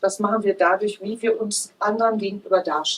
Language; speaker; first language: German; native; German